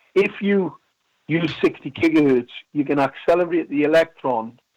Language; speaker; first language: English; native; English